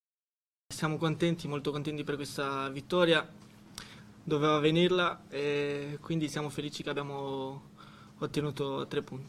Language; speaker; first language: Italian; non-native, learner; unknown